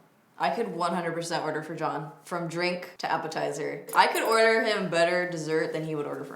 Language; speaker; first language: English; native; English